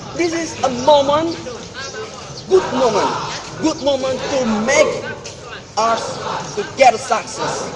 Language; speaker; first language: English; non-native, learner; Indonesian